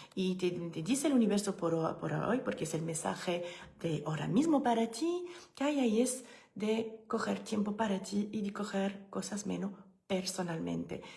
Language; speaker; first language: Spanish; non-native, learner; French